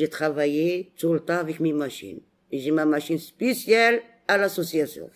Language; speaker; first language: French; non-native, local second language; Arabic